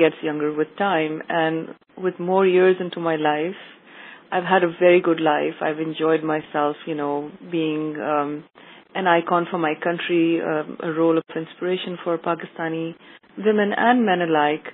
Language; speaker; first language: English; non-native, local second language; Urdu